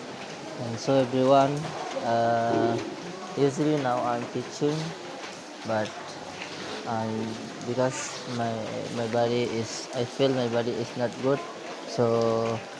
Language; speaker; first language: English; non-native, learner; Indonesian